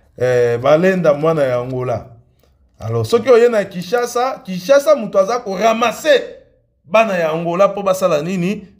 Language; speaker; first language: Lingala; native; Lingala